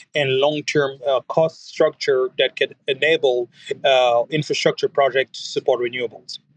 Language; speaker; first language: English; non-native, fluent; French